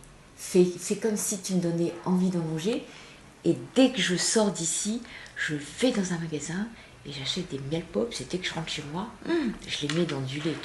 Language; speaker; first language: French; native; French